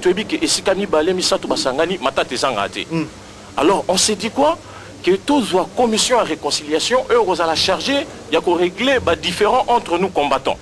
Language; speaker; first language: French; non-native, local second language; Lingala